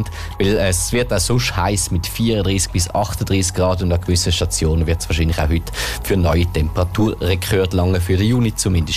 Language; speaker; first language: German; native; German